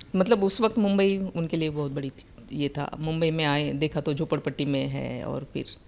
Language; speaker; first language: Hindi; non-native, local second language; Marathi